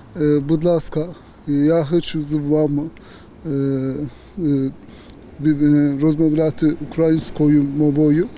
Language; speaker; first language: Ukrainian; non-native, learner; Turkish